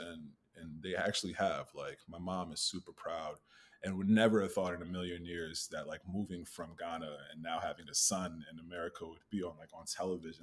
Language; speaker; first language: English; native; English